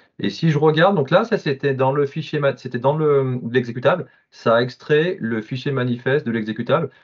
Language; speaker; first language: French; native; French